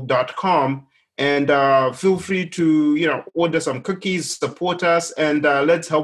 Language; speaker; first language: English; non-native, local second language; Shona